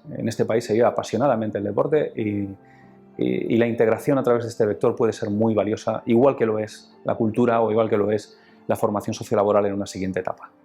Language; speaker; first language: Spanish; native; Spanish